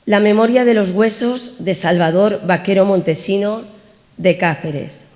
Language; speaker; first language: Spanish; non-native, local second language; Catalan